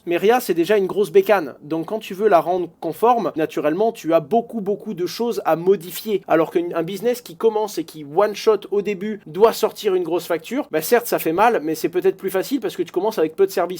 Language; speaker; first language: French; native; French